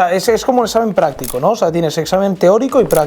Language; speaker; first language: Spanish; native; Spanish